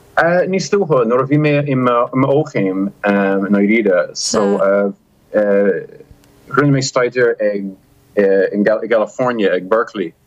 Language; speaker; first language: Irish; non-native, fluent; English